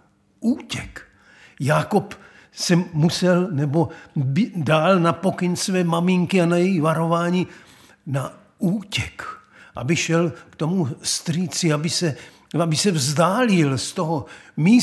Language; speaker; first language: Czech; native; Czech